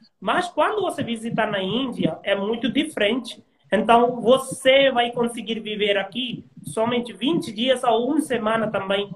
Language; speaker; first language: Portuguese; non-native, learner; Hindi